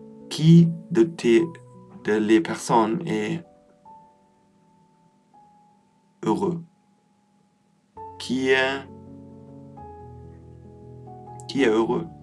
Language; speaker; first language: French; non-native, learner; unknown